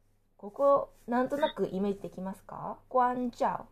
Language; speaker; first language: Japanese; non-native, fluent; Chinese